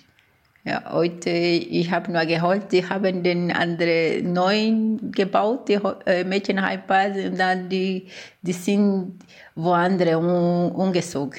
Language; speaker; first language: German; non-native, fluent; Portuguese